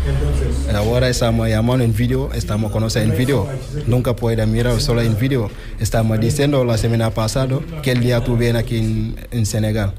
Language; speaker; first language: Spanish; non-native, learner; Wolof